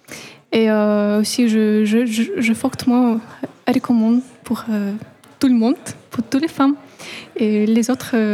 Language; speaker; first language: French; non-native, fluent; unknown